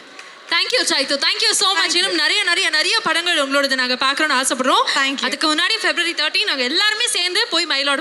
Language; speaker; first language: Tamil; native; Tamil